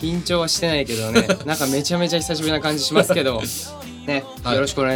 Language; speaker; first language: Japanese; native; Japanese